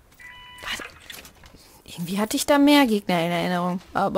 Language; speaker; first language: German; native; German